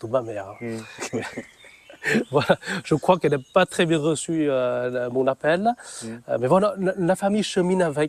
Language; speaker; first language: French; non-native, fluent; Vietnamese